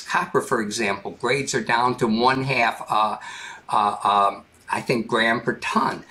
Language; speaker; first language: English; native; English